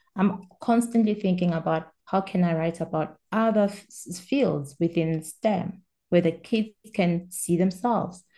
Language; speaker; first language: English; non-native, local second language; Swati